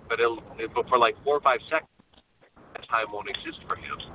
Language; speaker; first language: English; native; English